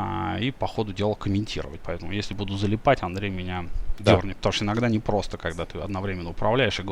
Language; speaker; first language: Russian; native; Russian